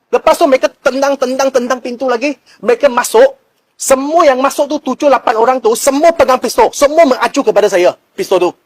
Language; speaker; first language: Malay; non-native, local second language; Chinese